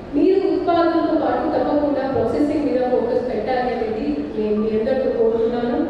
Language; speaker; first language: Telugu; non-native, fluent; Hindi